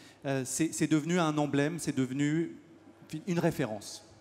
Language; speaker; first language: French; native; French